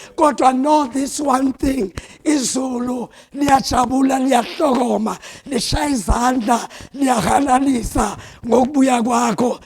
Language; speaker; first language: Zulu; non-native, local second language; South Ndebele